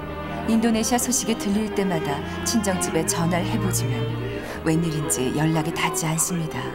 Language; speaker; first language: Korean; native; Korean